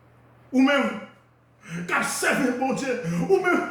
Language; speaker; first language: French; non-native, local second language; Haitian Creole